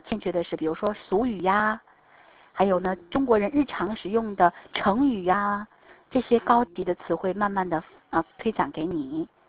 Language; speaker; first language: Chinese; native; Chinese